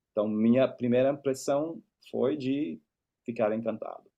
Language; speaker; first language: Portuguese; non-native, fluent; English